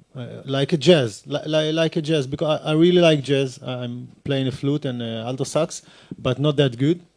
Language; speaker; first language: English; non-native, fluent; Hebrew